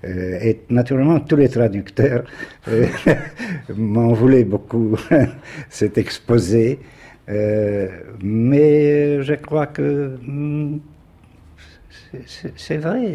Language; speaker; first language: French; non-native, fluent; Polish